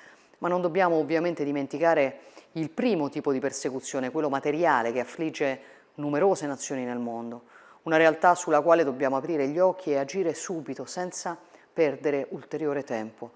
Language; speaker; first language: Italian; native; Italian